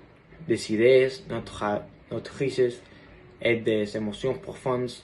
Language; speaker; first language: French; non-native, learner; Spanish